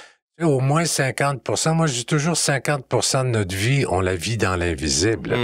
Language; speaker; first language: French; native; French